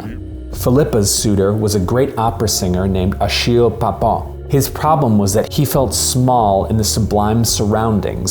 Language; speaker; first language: English; native; English